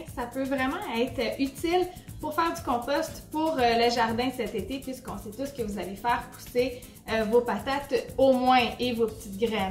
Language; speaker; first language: French; native; French